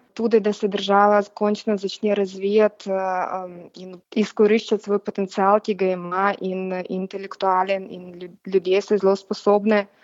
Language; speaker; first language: Slovenian; non-native, fluent; Russian